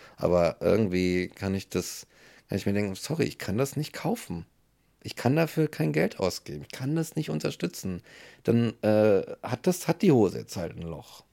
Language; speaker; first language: German; native; German